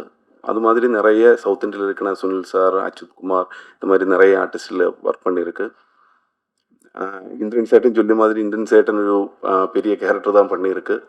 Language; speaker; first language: Tamil; non-native, learner; Malayalam